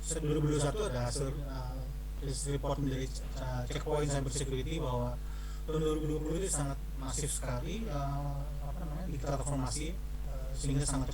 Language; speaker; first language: Indonesian; native; Indonesian